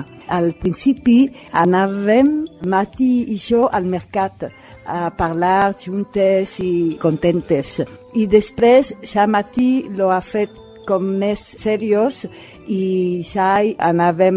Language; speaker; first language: Catalan; non-native, learner; Spanish